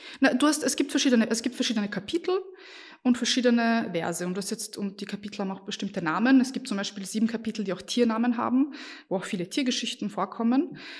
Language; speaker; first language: German; early bilingual, other home language; Bosnian